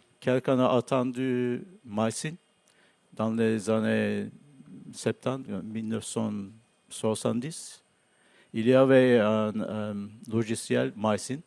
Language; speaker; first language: French; non-native, learner; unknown